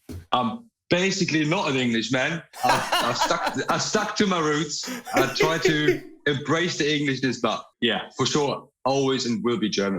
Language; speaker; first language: English; non-native, fluent; German